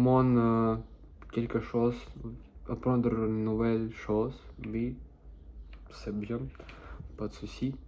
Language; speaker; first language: French; non-native, learner; Russian